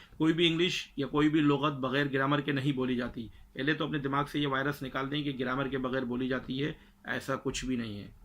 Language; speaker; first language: Urdu; native; Urdu